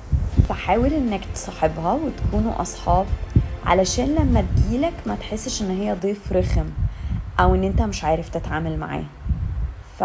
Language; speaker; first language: Arabic; native; Arabic